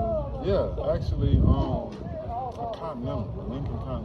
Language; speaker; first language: English; native; English